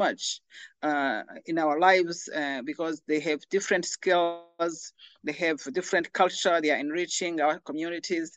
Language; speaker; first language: English; non-native, local second language; Kinyarwanda